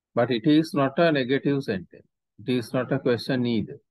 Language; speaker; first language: English; non-native, local second language; Sinhala